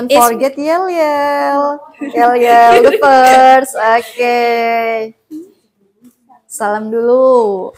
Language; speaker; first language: English; non-native, learner; Indonesian